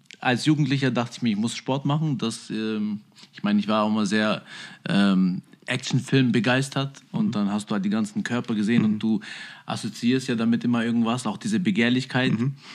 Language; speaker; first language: German; early bilingual, other home language; Albanian